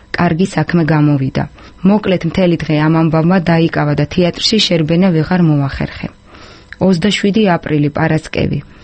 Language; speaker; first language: Georgian; non-native, local second language; Azerbaijani